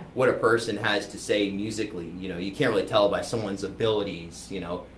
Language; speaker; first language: English; native; English